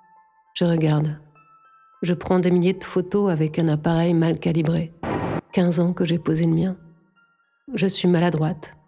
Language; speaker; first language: French; native; French